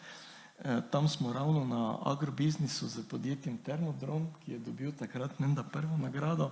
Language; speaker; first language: Slovenian; native; Slovenian